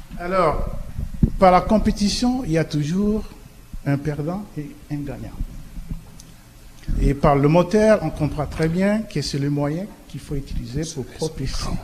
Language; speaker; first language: French; non-native, local second language; Lingala